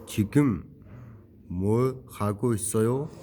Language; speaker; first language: Korean; non-native, fluent; Mongolian